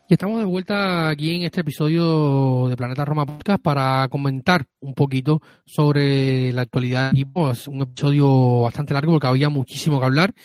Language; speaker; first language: Spanish; native; Spanish